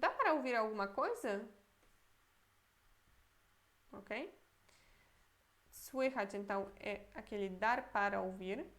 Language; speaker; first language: Portuguese; non-native, fluent; Polish